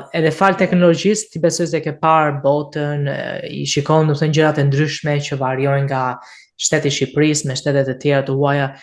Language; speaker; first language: Albanian; native; Albanian